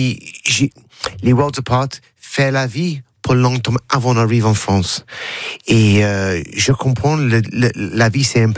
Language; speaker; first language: French; non-native, learner; English